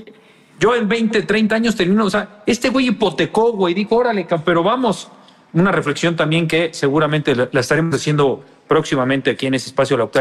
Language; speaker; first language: Spanish; native; Spanish